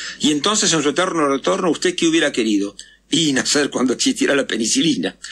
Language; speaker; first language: Spanish; native; Spanish